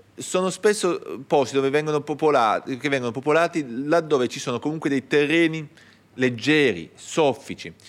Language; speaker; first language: Italian; native; Italian